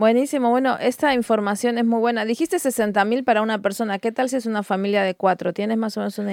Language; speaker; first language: Spanish; native; Spanish